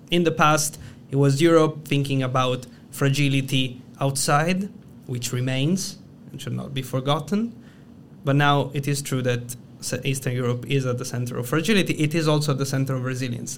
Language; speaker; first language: English; non-native, fluent; Italian